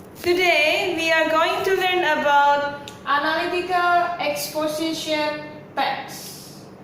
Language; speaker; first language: English; non-native, local second language; Indonesian